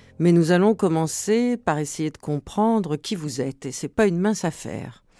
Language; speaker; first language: French; native; French